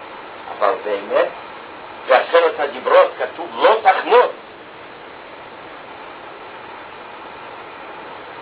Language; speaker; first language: Hebrew; non-native, fluent; Russian